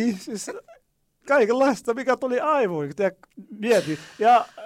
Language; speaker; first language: Finnish; non-native, learner; Arabic